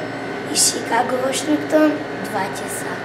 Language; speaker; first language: Russian; early bilingual, heritage; Hebrew